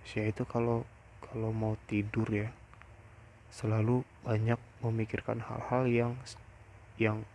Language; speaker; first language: Indonesian; non-native, local second language; Minangkabau